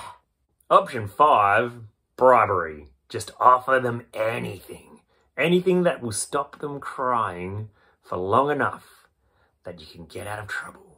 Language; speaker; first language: English; native; English